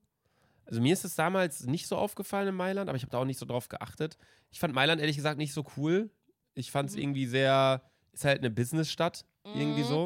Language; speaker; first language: German; native; German